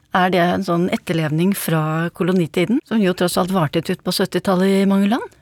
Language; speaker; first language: Norwegian; native; Norwegian